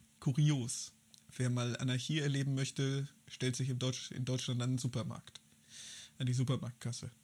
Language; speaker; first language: German; native; German